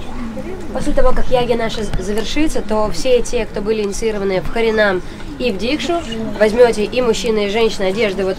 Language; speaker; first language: Russian; native; Russian